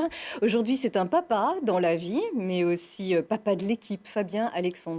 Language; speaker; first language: French; native; French